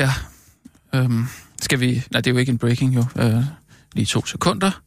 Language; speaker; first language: Danish; native; Danish